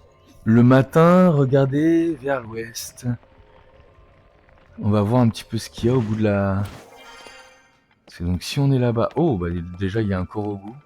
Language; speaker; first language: French; native; French